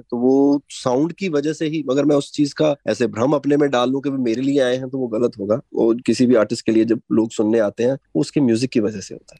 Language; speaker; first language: Hindi; non-native, local second language; Punjabi